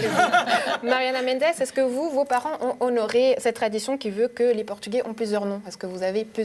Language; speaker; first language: French; native; French